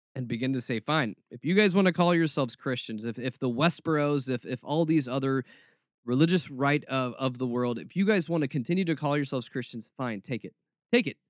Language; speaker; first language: English; native; English